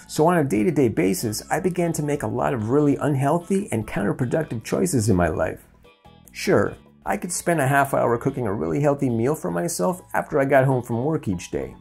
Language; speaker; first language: English; native; English